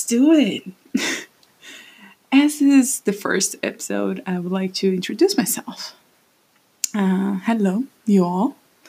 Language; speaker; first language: English; non-native, fluent; Portuguese